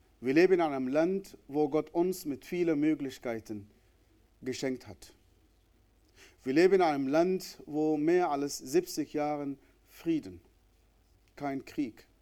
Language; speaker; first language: German; non-native, fluent; Arabic